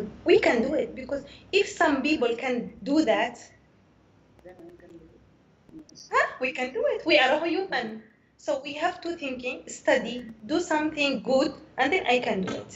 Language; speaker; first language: English; non-native, learner; Arabic